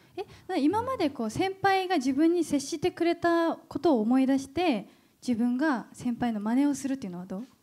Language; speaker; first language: Japanese; native; Japanese